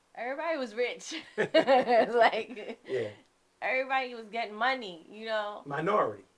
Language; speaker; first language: English; native; English